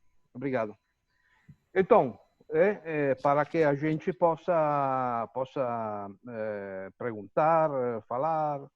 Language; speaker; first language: Portuguese; non-native, fluent; Italian